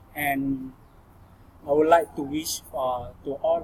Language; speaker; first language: English; non-native, learner; Malay